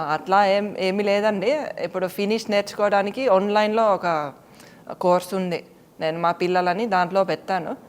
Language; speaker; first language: Telugu; non-native, fluent; Finnish